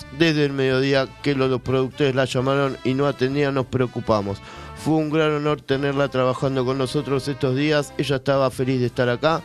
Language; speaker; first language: Spanish; native; Spanish